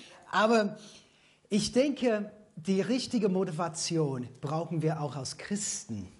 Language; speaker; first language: German; non-native, fluent; English